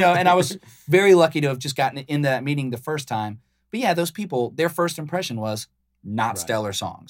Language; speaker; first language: English; native; English